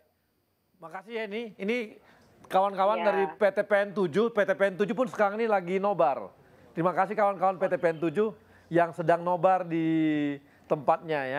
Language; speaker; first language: Indonesian; native; Indonesian